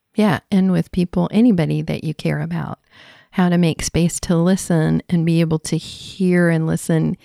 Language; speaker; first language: English; native; English